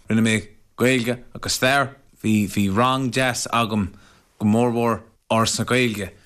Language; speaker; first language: Irish; non-native, local second language; English